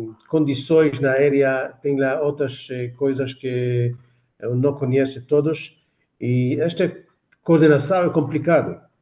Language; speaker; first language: Portuguese; non-native, fluent; Hebrew